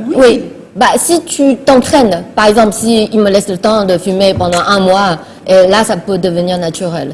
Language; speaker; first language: French; non-native, fluent; Chinese